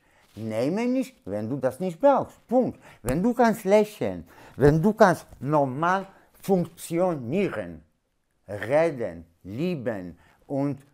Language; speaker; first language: German; non-native, learner; Polish